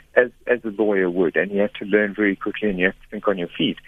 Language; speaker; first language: English; native; English